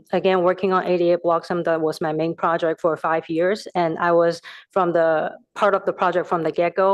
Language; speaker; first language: English; non-native, fluent; Chinese